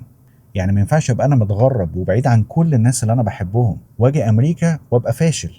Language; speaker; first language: Arabic; native; Arabic